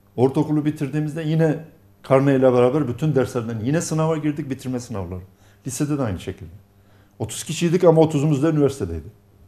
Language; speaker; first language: Turkish; non-native, local second language; Arabic